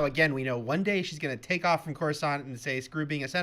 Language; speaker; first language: English; native; English